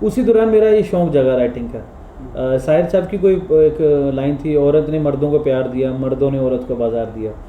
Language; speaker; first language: Hindi; non-native, local second language; Punjabi